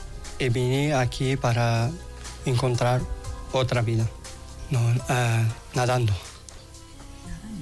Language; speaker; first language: Spanish; non-native, learner; Arabic